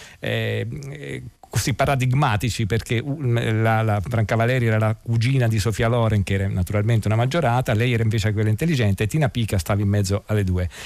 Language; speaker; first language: Italian; native; Italian